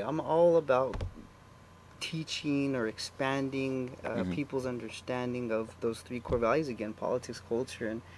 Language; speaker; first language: English; native; English